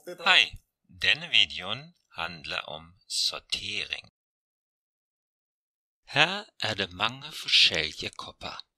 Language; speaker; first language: Norwegian; non-native, fluent; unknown